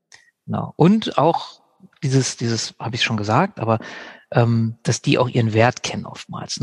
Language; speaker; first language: German; native; German